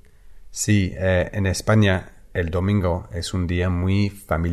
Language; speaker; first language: Spanish; non-native, fluent; English